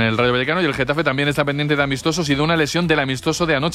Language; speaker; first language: Spanish; native; Spanish